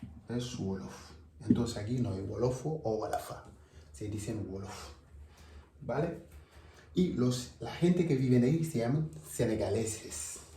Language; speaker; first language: Spanish; non-native, learner; Wolof